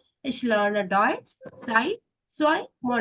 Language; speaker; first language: German; non-native, learner; Malayalam